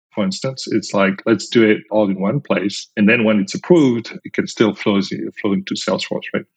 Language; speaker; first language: English; non-native, fluent; French